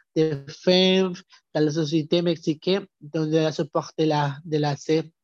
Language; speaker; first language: French; non-native, learner; Spanish